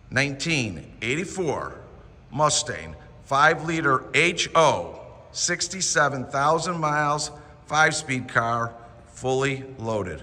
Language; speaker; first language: English; native; English